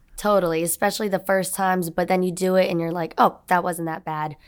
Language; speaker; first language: English; native; English